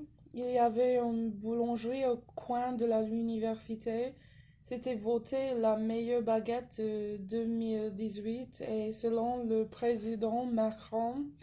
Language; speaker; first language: French; non-native, fluent; English